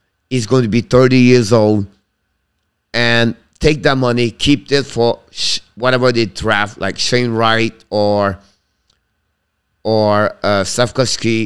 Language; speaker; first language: English; non-native, fluent; French